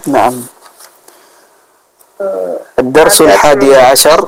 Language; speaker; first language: Arabic; non-native, fluent; Indonesian